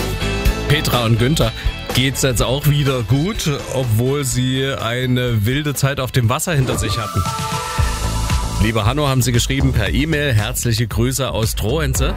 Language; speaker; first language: German; native; German